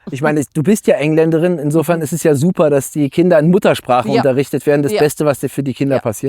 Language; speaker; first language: German; native; German